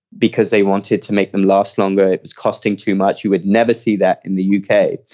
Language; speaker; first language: English; native; English